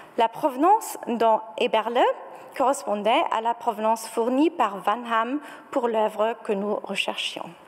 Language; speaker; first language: French; non-native, fluent; German